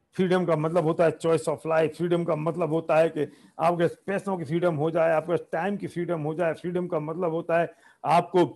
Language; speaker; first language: Hindi; native; Hindi